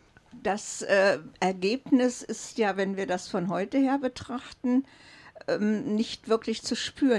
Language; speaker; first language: German; native; German